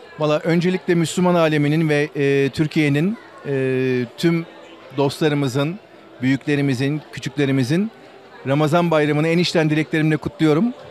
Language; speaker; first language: Turkish; native; Turkish